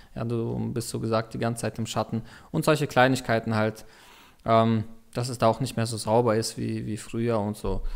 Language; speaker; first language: German; non-native, fluent; Russian